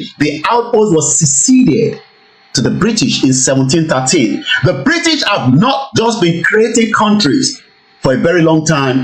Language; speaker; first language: English; non-native, local second language; Yoruba